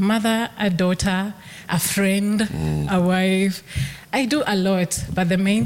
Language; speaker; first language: English; non-native, local second language; Kikuyu